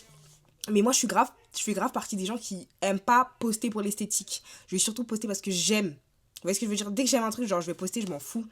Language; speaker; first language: French; native; French